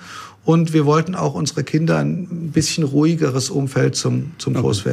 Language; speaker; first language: German; native; German